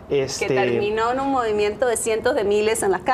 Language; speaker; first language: Spanish; native; Spanish